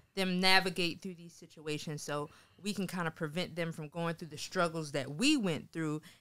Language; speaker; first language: English; native; English